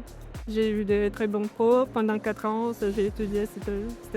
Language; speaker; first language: French; non-native, fluent; Romanian